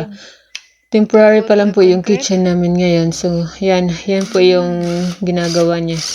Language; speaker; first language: Filipino; non-native, local second language; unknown